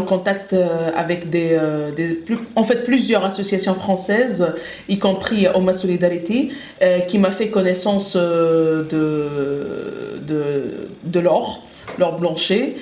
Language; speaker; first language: French; non-native, local second language; Arabic